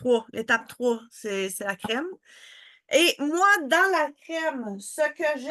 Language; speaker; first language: French; native; French